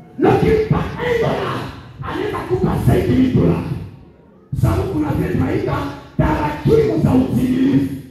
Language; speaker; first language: Swahili; native; Swahili